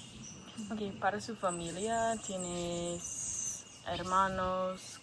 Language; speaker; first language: Spanish; non-native, learner; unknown